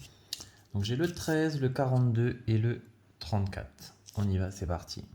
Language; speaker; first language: French; native; French